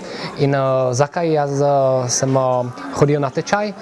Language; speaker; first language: Slovenian; non-native, learner; Czech